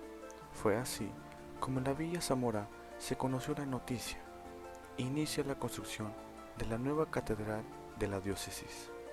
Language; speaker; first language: Spanish; native; Spanish